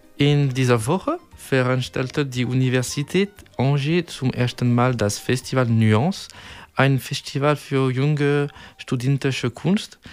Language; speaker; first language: German; non-native, learner; French